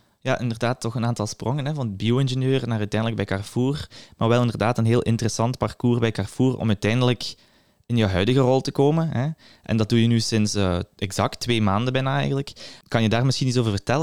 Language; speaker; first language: Dutch; native; Dutch